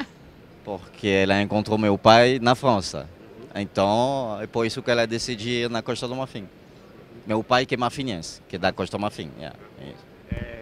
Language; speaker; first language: Portuguese; non-native, fluent; French